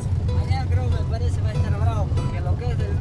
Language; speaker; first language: Spanish; non-native, learner; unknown